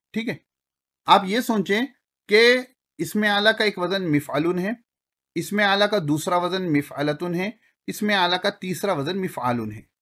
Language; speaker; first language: Urdu; native; Urdu